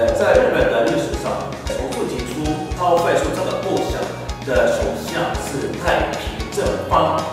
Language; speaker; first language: Chinese; non-native, fluent; Japanese